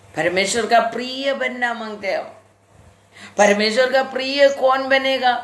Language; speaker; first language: Hindi; non-native, local second language; Malayalam